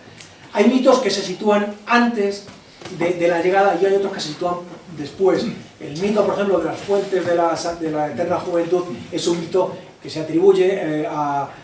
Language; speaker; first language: Spanish; native; Spanish